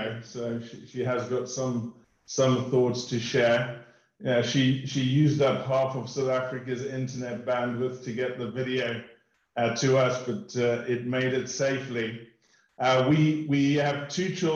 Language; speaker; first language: English; native; English